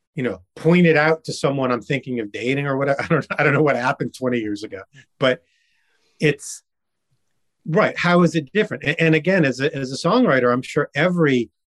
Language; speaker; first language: English; native; English